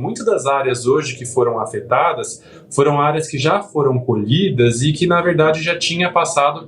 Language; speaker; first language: Portuguese; native; Portuguese